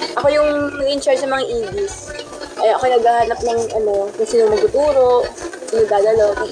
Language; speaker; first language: Filipino; non-native, local second language; Waray